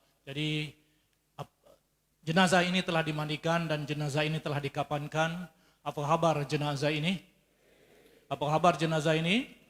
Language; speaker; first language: Malay; native; Malay